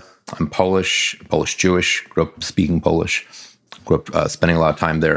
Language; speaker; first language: English; native; English